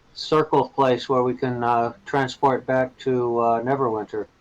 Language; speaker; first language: English; native; English